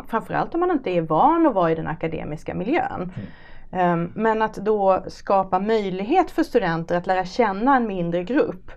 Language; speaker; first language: Swedish; native; Swedish